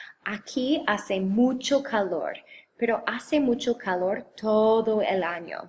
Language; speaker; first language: Spanish; non-native, fluent; English